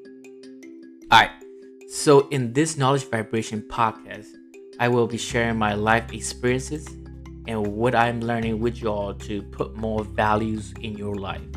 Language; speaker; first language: English; non-native, fluent; Burmese